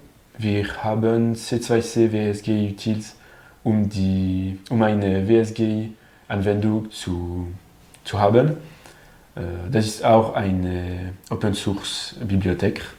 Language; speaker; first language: German; non-native, learner; French